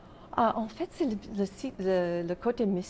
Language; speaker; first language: French; non-native, local second language; English